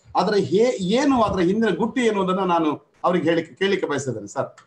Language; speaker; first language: Kannada; native; Kannada